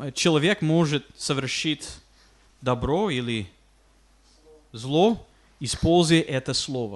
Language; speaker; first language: Russian; non-native, fluent; English